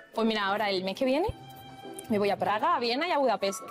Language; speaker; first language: Spanish; native; Spanish